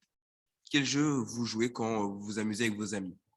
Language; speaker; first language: French; native; French